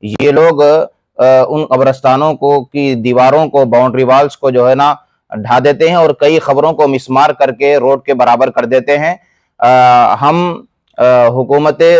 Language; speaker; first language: Urdu; native; Urdu